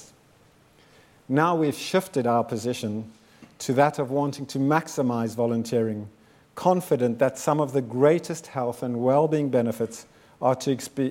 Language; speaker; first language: English; native; English